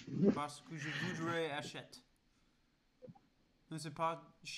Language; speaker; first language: French; non-native, learner; English